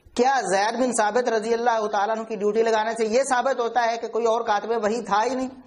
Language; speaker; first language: Urdu; non-native, local second language; Punjabi